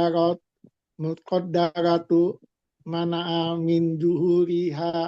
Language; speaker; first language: Arabic; non-native, learner; Indonesian